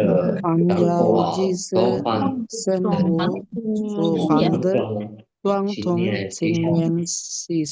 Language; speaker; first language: Chinese; non-native, learner; Sinhala